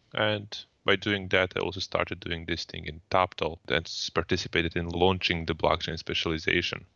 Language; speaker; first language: English; non-native, fluent; Croatian